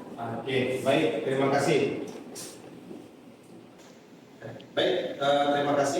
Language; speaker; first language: Indonesian; native; Indonesian